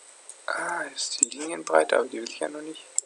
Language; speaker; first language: German; native; German